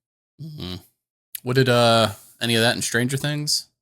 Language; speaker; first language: English; native; English